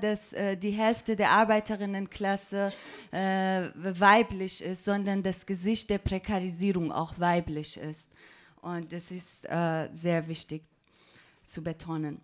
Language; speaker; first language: German; non-native, fluent; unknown